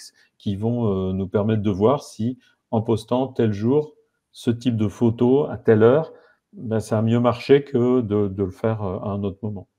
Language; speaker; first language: French; native; French